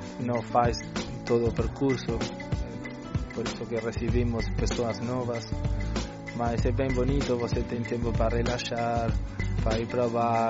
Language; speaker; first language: Portuguese; non-native, learner; Spanish